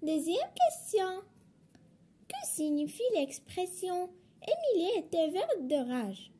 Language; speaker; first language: French; non-native, local second language; Arabic